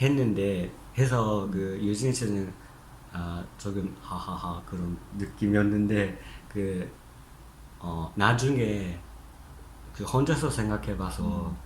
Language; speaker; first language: Korean; non-native, fluent; Japanese